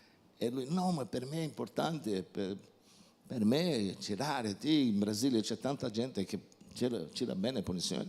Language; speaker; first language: Italian; non-native, fluent; Portuguese